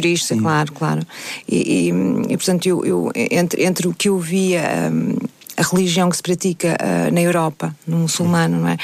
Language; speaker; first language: Portuguese; native; Portuguese